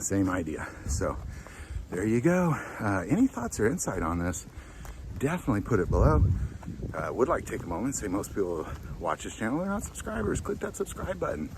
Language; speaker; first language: English; native; English